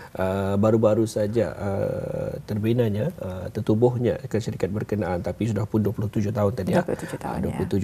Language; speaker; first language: Malay; native; Malay